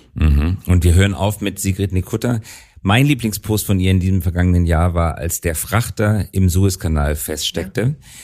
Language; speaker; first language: German; native; German